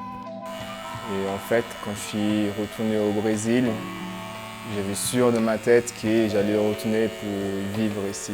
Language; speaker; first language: French; non-native, fluent; Portuguese